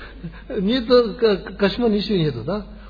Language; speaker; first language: Russian; non-native, learner; Tibetan